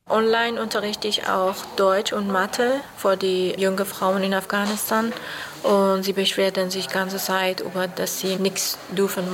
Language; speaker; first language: German; non-native, learner; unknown